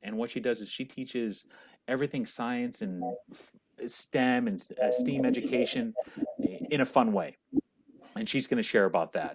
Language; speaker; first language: English; native; English